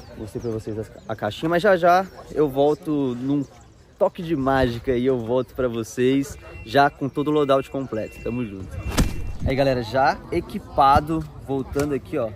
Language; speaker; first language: Portuguese; native; Portuguese